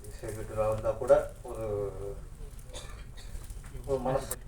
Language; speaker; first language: Tamil; native; Tamil